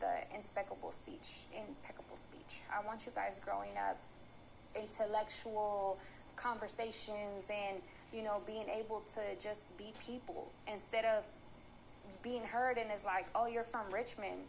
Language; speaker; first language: English; early bilingual, other home language; Spanish